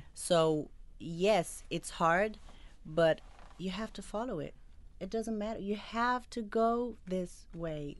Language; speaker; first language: English; non-native, fluent; Arabic